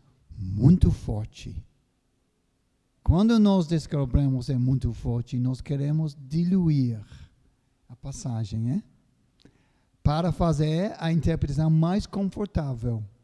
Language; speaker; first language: Portuguese; non-native, fluent; English